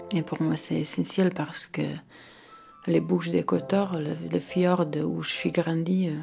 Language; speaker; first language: French; non-native, fluent; Croatian